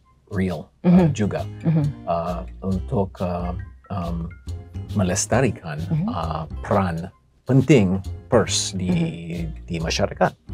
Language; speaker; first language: Indonesian; non-native, fluent; English